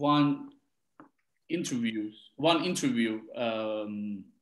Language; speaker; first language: English; non-native, fluent; Turkish